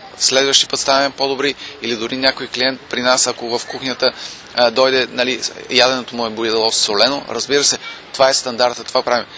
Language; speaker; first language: Bulgarian; non-native, fluent; German